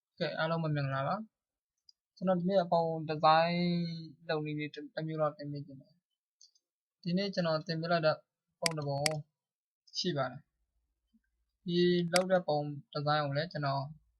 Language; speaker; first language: Burmese; non-native, local second language; Hakha Chin